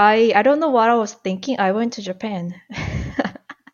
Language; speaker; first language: English; non-native, fluent; Korean